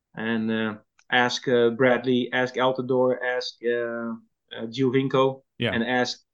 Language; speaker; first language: English; non-native, fluent; Dutch